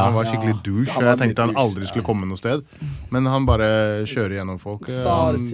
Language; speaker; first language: Norwegian; non-native, fluent; English